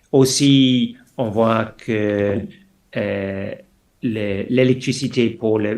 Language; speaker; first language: French; non-native, fluent; English